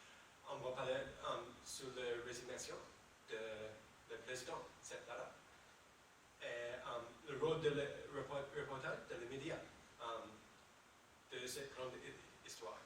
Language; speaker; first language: French; non-native, learner; English